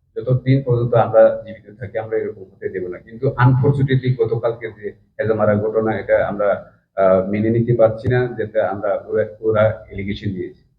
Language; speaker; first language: Bangla; non-native, local second language; Kok Borok